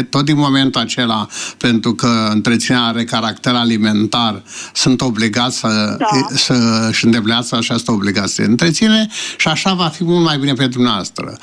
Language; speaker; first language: Romanian; native; Romanian